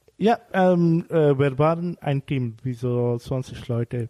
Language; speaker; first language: German; non-native, learner; Bangla